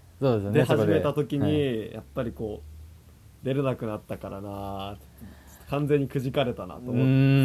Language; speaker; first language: Japanese; native; Japanese